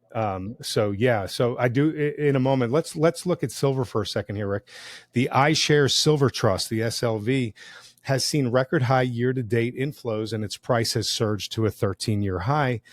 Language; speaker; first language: English; native; English